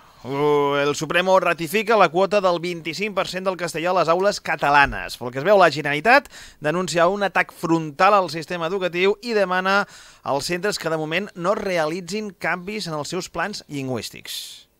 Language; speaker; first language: Catalan; non-native, local second language; Spanish